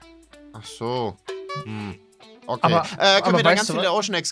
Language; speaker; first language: German; native; German